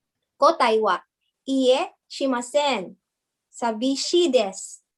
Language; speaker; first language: Japanese; non-native, learner; English